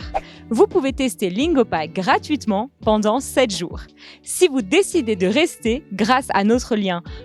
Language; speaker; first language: French; native; French